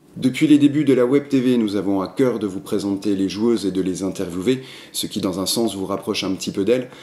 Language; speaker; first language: French; native; French